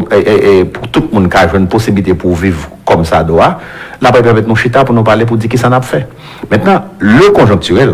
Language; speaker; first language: French; non-native, local second language; Haitian Creole